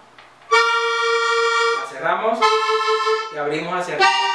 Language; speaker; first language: Spanish; native; Spanish